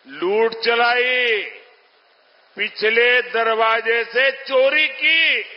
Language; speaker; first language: Hindi; non-native, local second language; Gujarati